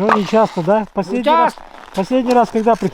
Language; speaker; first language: Russian; native; Russian